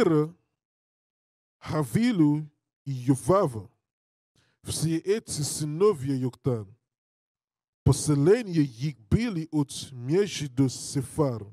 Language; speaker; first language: Russian; non-native, learner; English